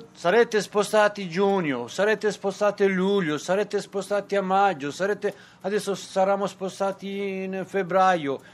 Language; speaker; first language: Italian; non-native, fluent; Serbian